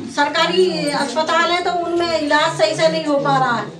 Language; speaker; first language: Hindi; native; Hindi